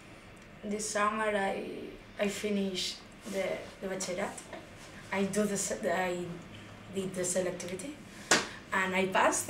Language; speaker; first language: English; non-native, learner; Spanish